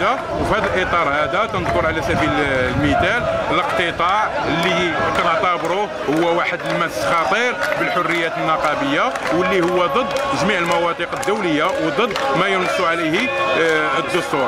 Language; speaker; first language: Arabic; native; Arabic